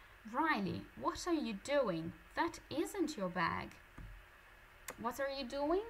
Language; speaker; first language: English; non-native, fluent; Italian